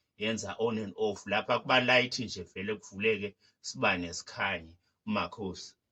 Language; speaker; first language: Zulu; non-native, local second language; Xhosa